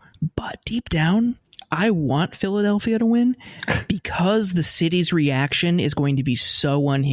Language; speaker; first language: English; native; English